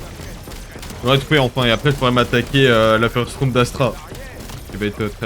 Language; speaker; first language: French; native; French